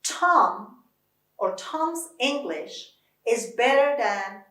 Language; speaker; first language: English; non-native, fluent; Persian